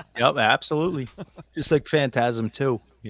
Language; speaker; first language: English; native; English